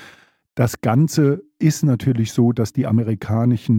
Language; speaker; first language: German; native; German